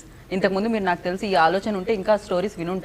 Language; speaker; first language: Telugu; native; Telugu